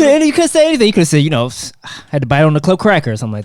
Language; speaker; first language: English; native; English